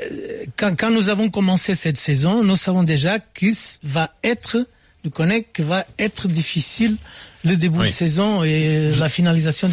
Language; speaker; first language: French; non-native, fluent; Portuguese